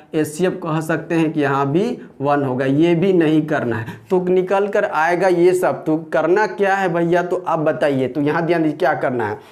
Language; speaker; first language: Hindi; native; Hindi